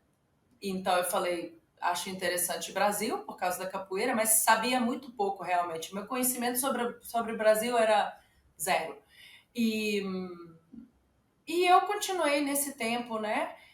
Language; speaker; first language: Portuguese; non-native, fluent; Ukrainian